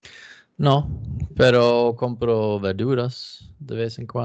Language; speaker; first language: Spanish; non-native, fluent; Swedish